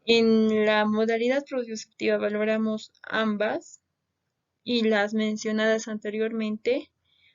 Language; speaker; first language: Spanish; native; Spanish